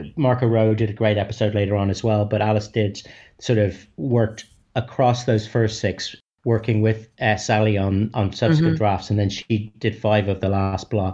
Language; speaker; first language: English; native; English